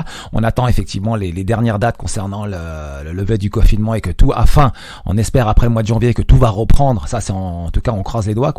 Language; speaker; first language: French; native; French